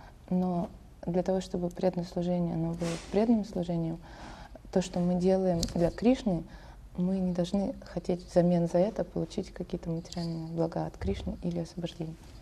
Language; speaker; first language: Russian; native; Russian